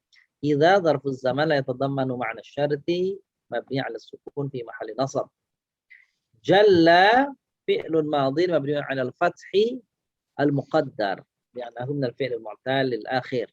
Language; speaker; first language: Arabic; non-native, fluent; Indonesian